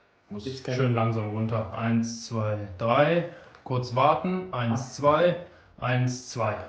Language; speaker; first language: German; native; German